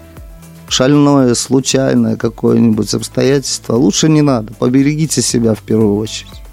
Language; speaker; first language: Russian; native; Russian